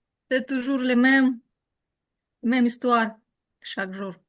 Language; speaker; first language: French; non-native, learner; Ukrainian